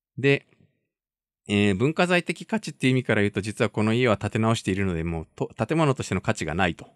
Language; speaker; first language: Japanese; native; Japanese